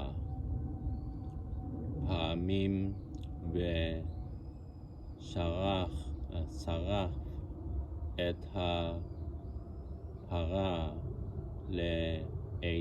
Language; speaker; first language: Hebrew; non-native, learner; Japanese